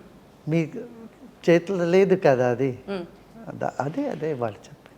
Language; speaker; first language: Telugu; non-native, local second language; Tamil